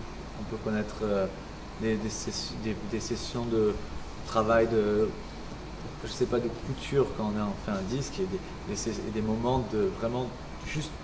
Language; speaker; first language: French; native; French